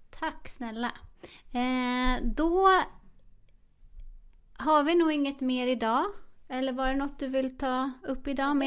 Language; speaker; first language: Swedish; native; Swedish